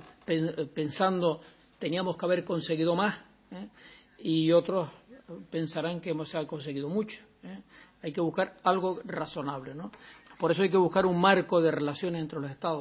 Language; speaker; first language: Spanish; native; Spanish